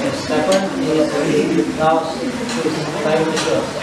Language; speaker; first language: English; non-native, learner; Indonesian